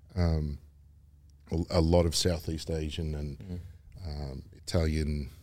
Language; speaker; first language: English; native; English